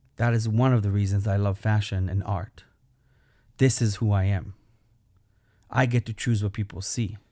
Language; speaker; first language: English; non-native, fluent; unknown